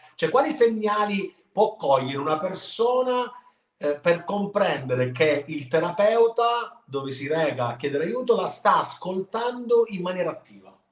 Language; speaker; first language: Italian; native; Italian